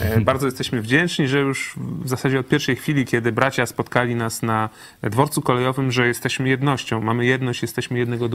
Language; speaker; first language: Polish; non-native, learner; Russian